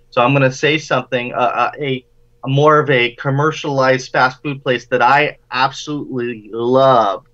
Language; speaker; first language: English; native; English